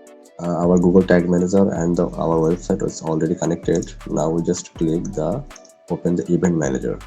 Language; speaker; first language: English; non-native, local second language; Bangla